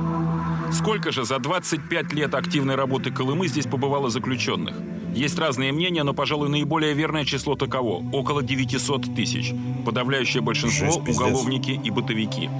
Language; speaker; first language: Russian; native; Russian